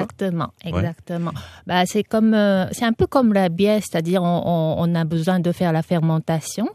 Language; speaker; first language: French; non-native, fluent; Japanese